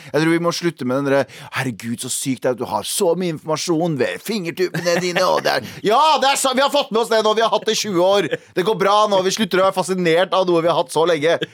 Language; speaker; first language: Norwegian; early bilingual, other home language; Kurdish